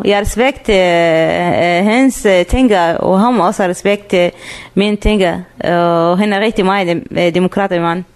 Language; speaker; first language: Danish; non-native, learner; Arabic